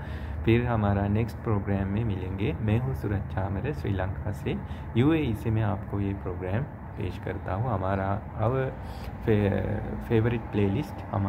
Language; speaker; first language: Hindi; non-native, learner; Sinhala